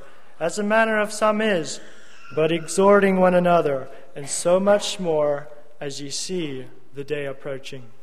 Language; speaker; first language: English; native; English